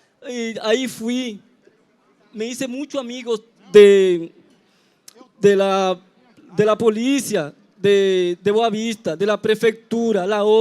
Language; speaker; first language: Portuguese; non-native, learner; Spanish